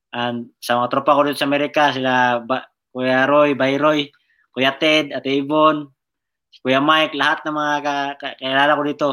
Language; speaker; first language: Filipino; non-native, local second language; Cebuano